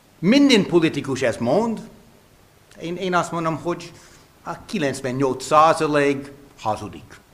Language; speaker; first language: Hungarian; non-native, fluent; English